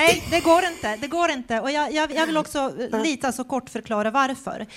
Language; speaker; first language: Swedish; non-native, fluent; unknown